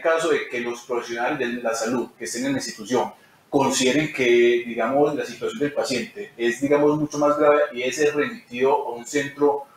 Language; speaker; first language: Spanish; native; Spanish